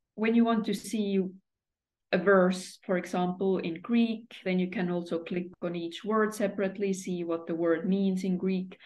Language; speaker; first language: English; non-native, fluent; Estonian